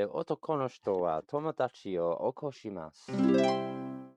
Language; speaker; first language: Japanese; non-native, learner; English